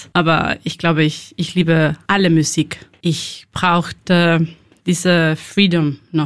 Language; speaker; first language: German; non-native, learner; Spanish